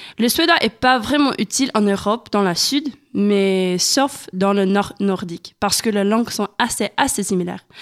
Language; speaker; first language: French; non-native, learner; Swedish